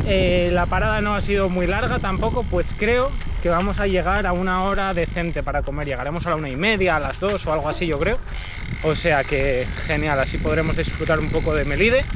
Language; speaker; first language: Spanish; native; Spanish